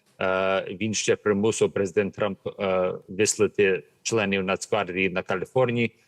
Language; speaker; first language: Ukrainian; early bilingual, heritage; Ukrainian